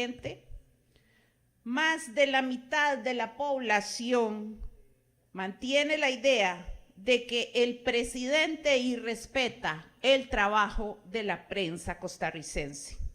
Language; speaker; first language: Spanish; native; Spanish